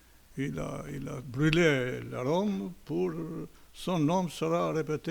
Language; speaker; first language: French; non-native, fluent; Albanian